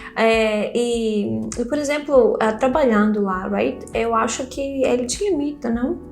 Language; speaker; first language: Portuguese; non-native, fluent; Greek